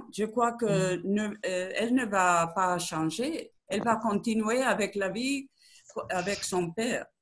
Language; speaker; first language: French; non-native, learner; Spanish